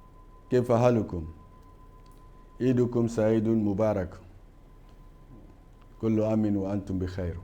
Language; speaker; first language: Arabic; non-native, fluent; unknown